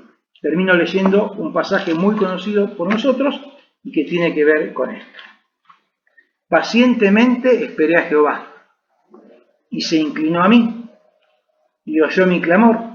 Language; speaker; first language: Spanish; native; Spanish